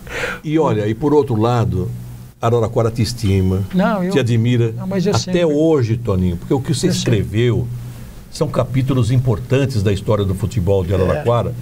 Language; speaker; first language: Portuguese; native; Portuguese